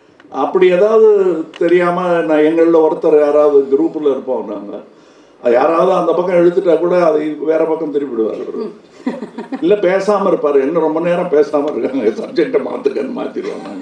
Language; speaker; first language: Tamil; native; Tamil